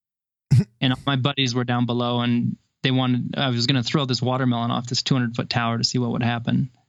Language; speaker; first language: English; native; English